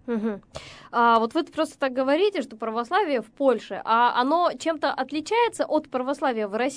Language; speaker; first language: Russian; native; Russian